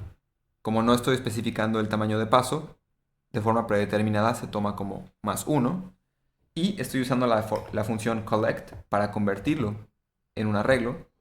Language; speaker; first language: Spanish; native; Spanish